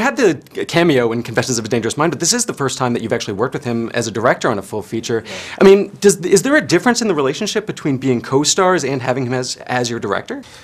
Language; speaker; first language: English; native; English